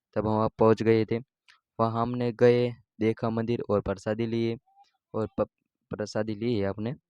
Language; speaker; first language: Hindi; non-native, local second language; Gujarati